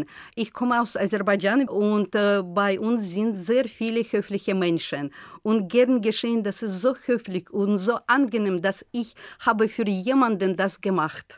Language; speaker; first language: German; non-native, fluent; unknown